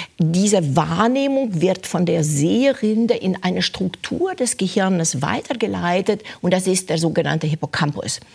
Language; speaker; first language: German; non-native, fluent; Romanian